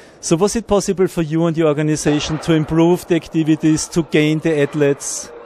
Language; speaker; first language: English; non-native, fluent; German